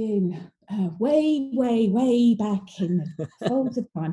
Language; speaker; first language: English; native; English